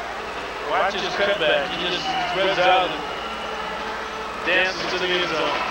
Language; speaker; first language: English; native; English